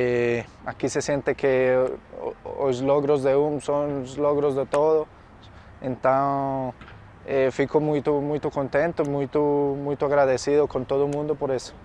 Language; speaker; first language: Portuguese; non-native, learner; Spanish